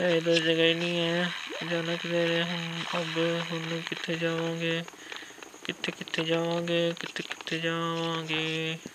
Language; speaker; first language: Urdu; non-native, local second language; Punjabi